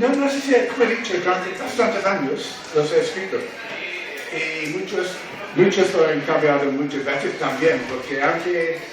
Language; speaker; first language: Spanish; non-native, fluent; English